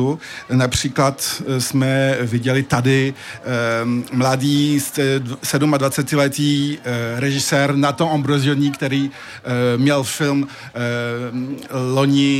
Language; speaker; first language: Czech; early bilingual, heritage; French